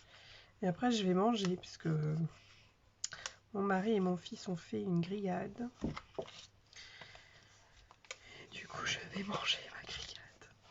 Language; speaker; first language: French; native; French